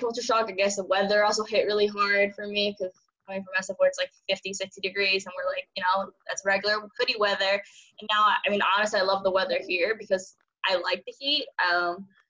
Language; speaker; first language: English; early bilingual, other home language; Cantonese